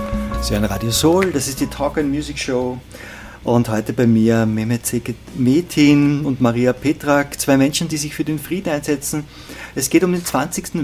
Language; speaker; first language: German; native; German